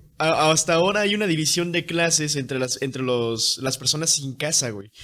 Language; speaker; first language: Spanish; native; Spanish